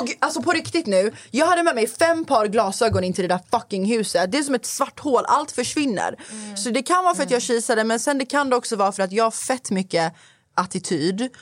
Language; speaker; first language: Swedish; early bilingual, other home language; Persian